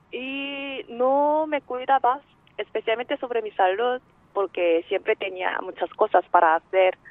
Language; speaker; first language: Spanish; non-native, fluent; Korean